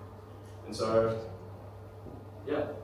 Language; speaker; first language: English; native; English